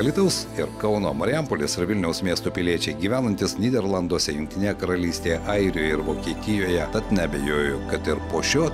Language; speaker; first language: Lithuanian; native; Lithuanian